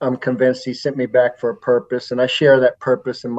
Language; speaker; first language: English; native; English